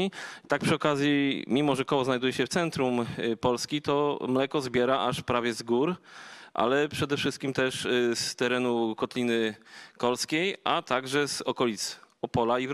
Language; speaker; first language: Polish; native; Polish